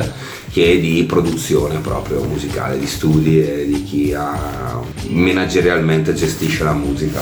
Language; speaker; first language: Italian; native; Italian